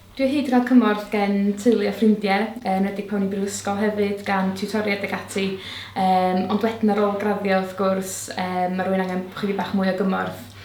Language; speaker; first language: Welsh; native; Welsh